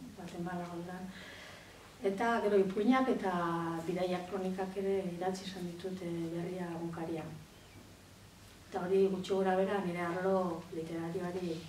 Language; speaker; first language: Basque; native; Basque